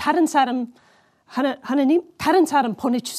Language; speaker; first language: Korean; non-native, learner; English